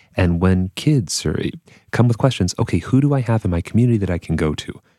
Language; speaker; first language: English; native; English